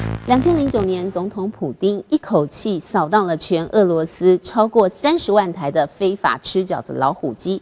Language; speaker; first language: Chinese; native; Chinese